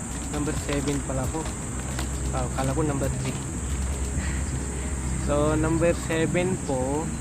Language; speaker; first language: Filipino; non-native, learner; Punjabi